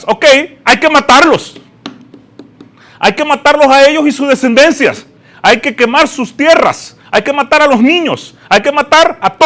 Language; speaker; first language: Spanish; native; Spanish